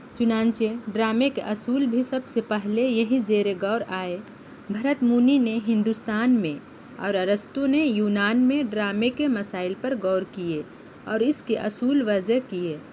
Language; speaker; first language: Urdu; native; Urdu